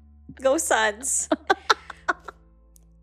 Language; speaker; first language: English; non-native, local second language; Filipino